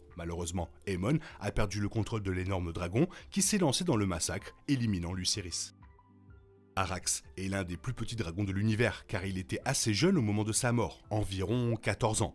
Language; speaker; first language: French; native; French